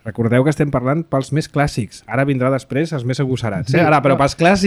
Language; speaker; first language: Catalan; native; Catalan